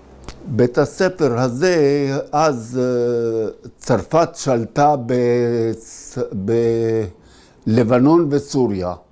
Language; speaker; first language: Hebrew; early bilingual, other home language; Arabic